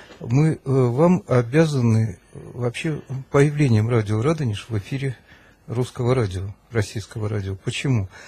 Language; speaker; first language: Russian; native; Russian